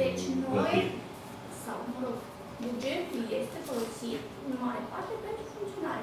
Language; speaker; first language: Romanian; native; Romanian